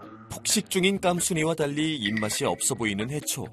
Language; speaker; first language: Korean; native; Korean